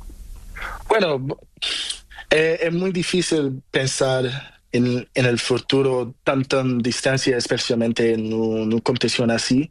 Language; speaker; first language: Spanish; non-native, learner; Portuguese